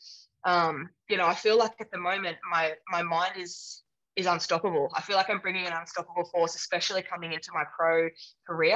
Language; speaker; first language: English; native; English